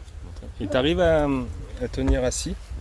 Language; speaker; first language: French; native; French